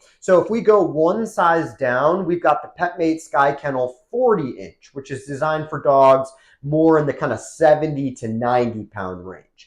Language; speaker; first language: English; native; English